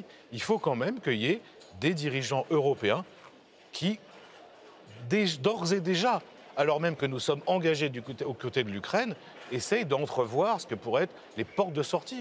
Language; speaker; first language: French; native; French